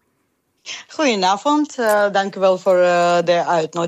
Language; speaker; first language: Dutch; non-native, learner; Ukrainian